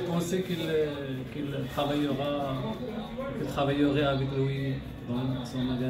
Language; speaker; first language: French; non-native, local second language; Arabic